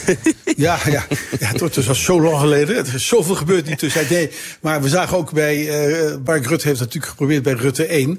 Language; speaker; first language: Dutch; native; Dutch